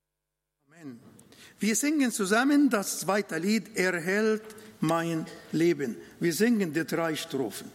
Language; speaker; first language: German; non-native, learner; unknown